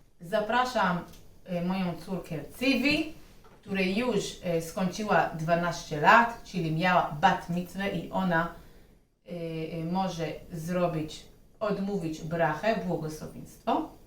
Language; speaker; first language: Polish; non-native, learner; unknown